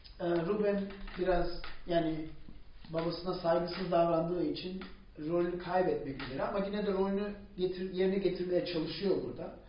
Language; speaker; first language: Turkish; non-native, fluent; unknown